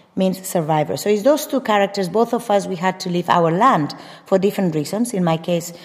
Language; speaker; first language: English; non-native, fluent; Spanish